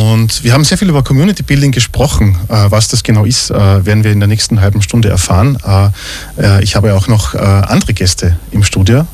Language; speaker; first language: German; native; German